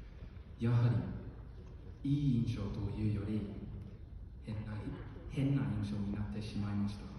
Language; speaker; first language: Japanese; non-native, fluent; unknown